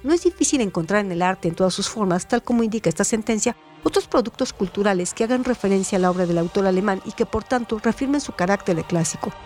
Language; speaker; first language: Spanish; native; Spanish